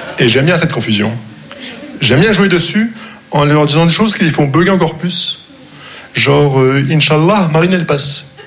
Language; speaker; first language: French; non-native, local second language; Arabic